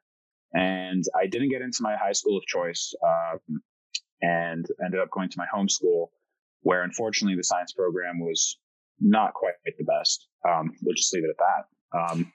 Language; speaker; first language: English; early bilingual, other home language; French